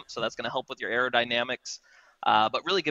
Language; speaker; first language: English; native; English